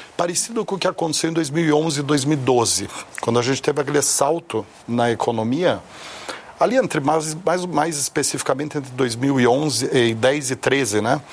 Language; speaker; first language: Portuguese; native; Portuguese